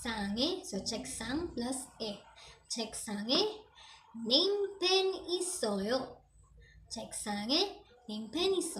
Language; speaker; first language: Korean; non-native, fluent; Filipino